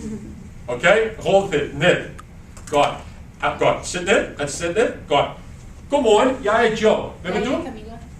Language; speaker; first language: Danish; non-native, learner; English